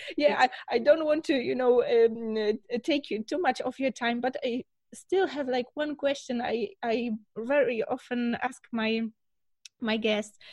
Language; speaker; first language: English; non-native, fluent; Polish